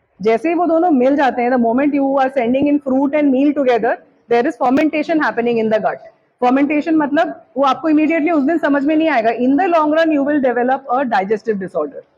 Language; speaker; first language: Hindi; non-native, local second language; Bangla